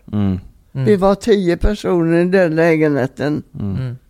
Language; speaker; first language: Swedish; non-native, fluent; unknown